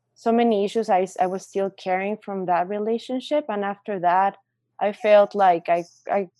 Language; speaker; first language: English; non-native, fluent; Spanish